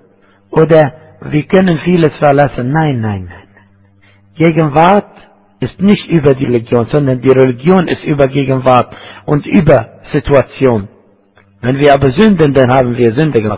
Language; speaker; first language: German; non-native, fluent; Arabic